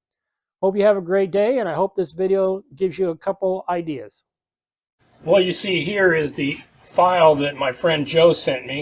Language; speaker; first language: English; native; English